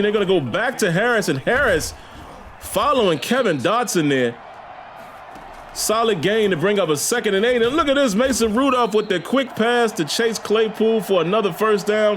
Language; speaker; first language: English; native; English